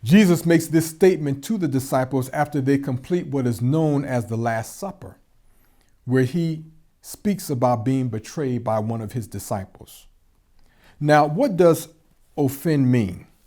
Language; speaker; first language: English; native; English